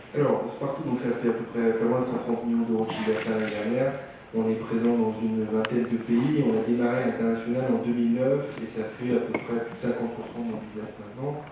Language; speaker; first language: French; native; French